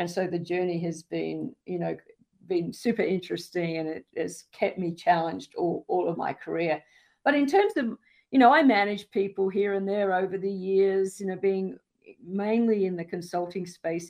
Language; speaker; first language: English; native; English